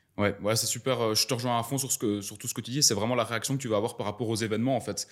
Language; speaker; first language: French; native; French